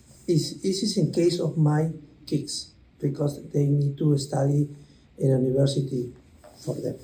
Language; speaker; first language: English; non-native, learner; Spanish